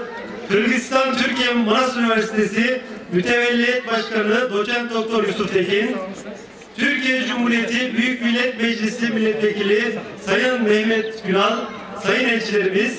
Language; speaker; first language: Turkish; native; Turkish